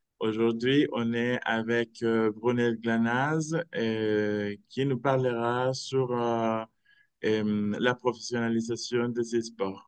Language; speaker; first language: French; non-native, fluent; Spanish